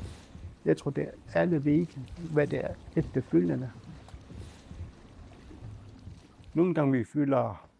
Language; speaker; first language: Danish; non-native, local second language; Kalaallisut